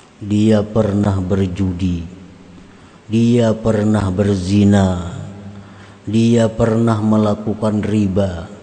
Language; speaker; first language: Indonesian; non-native, local second language; Banjar